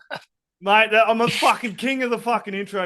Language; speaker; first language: English; native; English